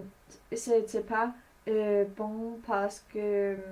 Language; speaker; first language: French; non-native, learner; Danish